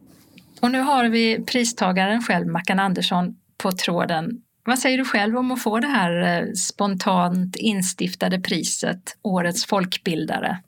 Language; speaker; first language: Swedish; native; Swedish